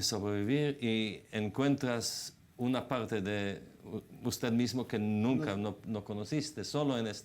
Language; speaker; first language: Spanish; non-native, fluent; Hebrew